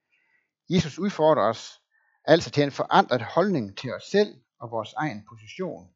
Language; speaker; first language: Danish; native; Danish